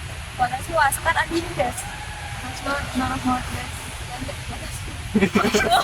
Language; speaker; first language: Japanese; non-native, learner; Indonesian